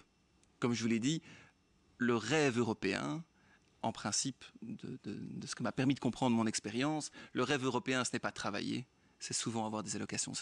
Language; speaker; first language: French; native; French